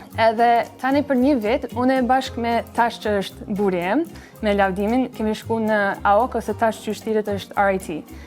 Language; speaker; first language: Albanian; early bilingual, other home language; English